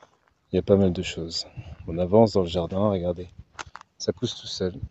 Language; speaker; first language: French; native; French